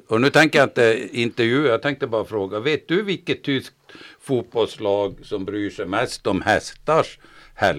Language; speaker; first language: Swedish; native; Swedish